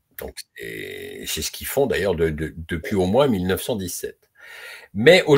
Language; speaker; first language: French; native; French